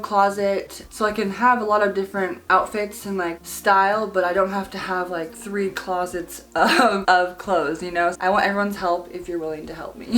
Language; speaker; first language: English; native; English